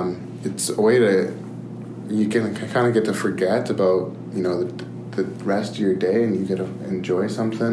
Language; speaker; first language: English; native; English